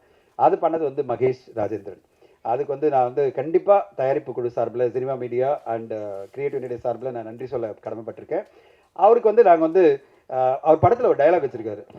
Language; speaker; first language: Tamil; native; Tamil